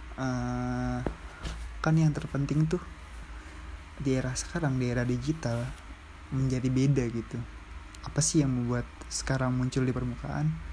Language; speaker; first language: Indonesian; native; Indonesian